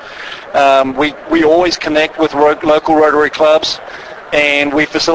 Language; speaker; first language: English; native; English